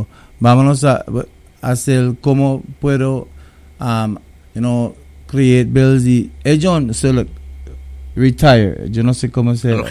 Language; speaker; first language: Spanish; early bilingual, heritage; English